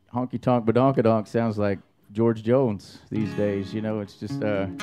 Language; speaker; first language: English; native; English